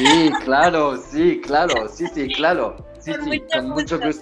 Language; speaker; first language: Spanish; non-native, learner; French